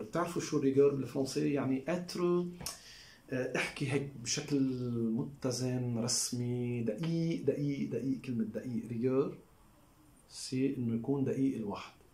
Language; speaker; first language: French; non-native, local second language; Arabic